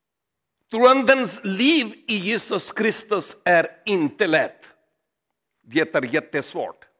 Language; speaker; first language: Swedish; non-native, learner; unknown